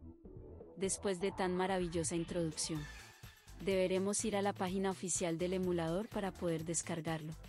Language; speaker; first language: Spanish; native; Spanish